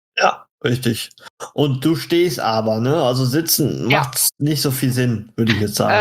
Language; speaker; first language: German; native; German